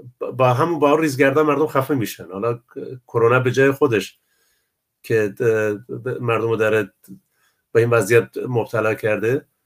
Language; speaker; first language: Persian; non-native, local second language; Central Kurdish